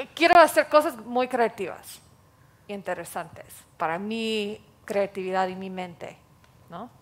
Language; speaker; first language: Spanish; non-native, fluent; English